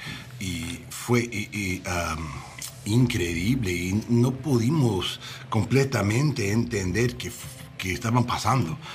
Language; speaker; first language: Spanish; non-native, learner; English